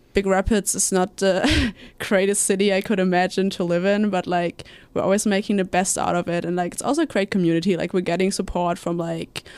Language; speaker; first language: English; non-native, fluent; German